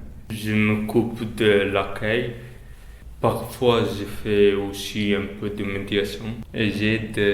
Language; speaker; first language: French; non-native, learner; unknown